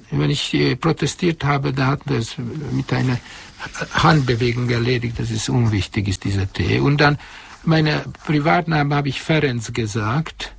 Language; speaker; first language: German; non-native, fluent; Hungarian